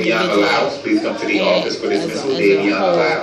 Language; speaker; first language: English; native; English